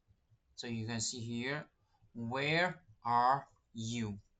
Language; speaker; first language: English; non-native, fluent; Chinese